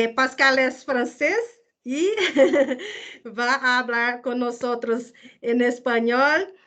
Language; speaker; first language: Spanish; non-native, fluent; Portuguese